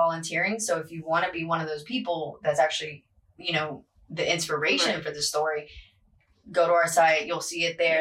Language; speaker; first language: English; early bilingual, other home language; Spanish